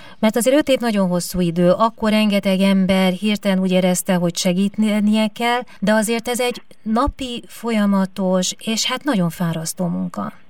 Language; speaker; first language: Hungarian; native; Hungarian